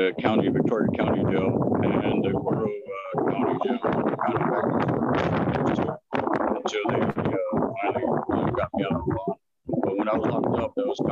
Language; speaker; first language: English; native; English